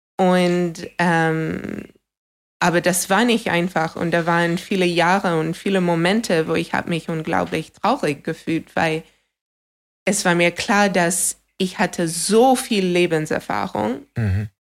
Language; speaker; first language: German; non-native, fluent; English